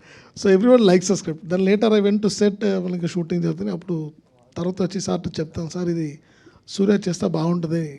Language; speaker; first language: Telugu; non-native, learner; Tamil